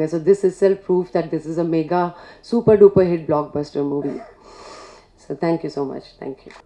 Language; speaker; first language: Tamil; non-native, fluent; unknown